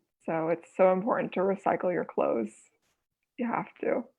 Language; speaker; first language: English; native; English